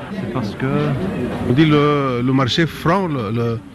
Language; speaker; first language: French; non-native, learner; Arabic